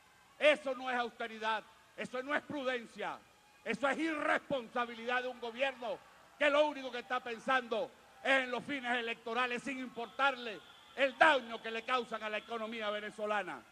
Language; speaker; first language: Spanish; native; Spanish